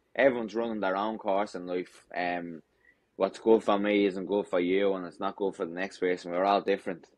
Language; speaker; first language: English; native; English